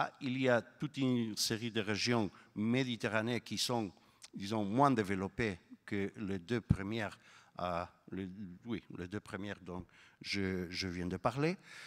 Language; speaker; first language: French; non-native, fluent; Spanish